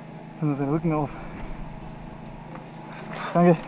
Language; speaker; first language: German; native; German